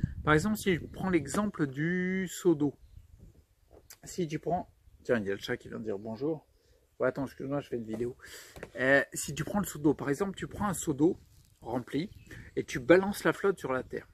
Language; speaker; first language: French; native; French